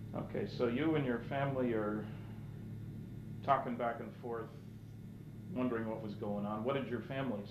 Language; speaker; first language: English; native; English